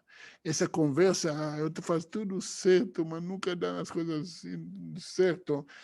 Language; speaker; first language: Portuguese; non-native, fluent; Hebrew